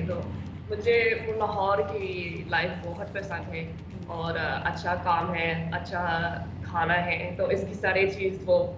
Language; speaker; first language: Hindi; non-native, learner; English